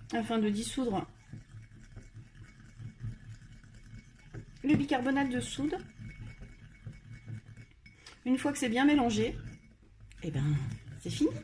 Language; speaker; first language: French; native; French